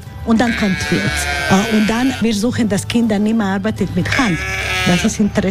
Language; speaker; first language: German; non-native, learner; Croatian